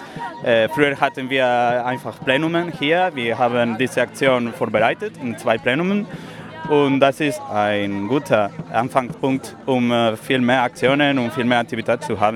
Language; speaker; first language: German; non-native, learner; Spanish